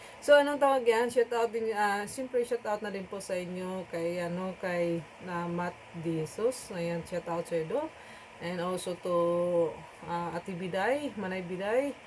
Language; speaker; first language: Filipino; non-native, local second language; Cebuano